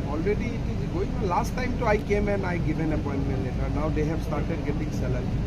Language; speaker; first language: English; non-native, local second language; Assamese